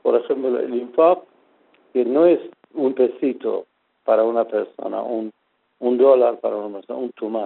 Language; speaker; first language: Spanish; non-native, fluent; Persian